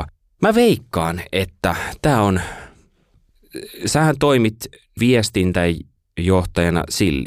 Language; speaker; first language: Finnish; native; Finnish